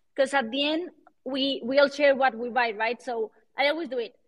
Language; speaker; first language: English; non-native, fluent; Spanish